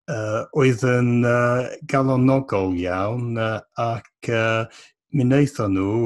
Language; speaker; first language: Welsh; non-native, fluent; English